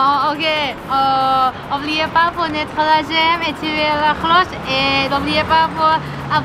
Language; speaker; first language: French; non-native, learner; Thai